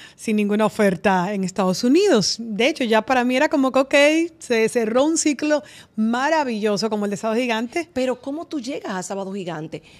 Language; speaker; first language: Spanish; native; Spanish